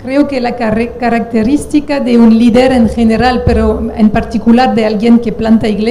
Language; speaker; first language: Spanish; non-native, fluent; French